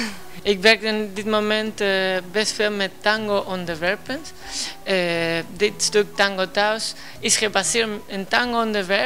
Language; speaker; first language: Dutch; non-native, fluent; Spanish